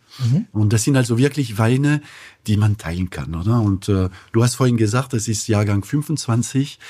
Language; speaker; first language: German; non-native, fluent; French